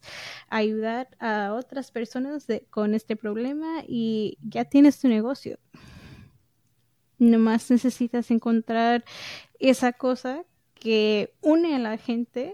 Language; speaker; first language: Spanish; early bilingual, heritage; English